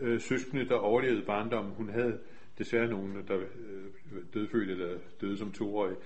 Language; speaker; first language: Danish; native; Danish